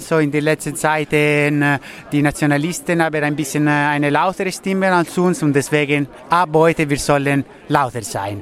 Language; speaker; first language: German; non-native, learner; Italian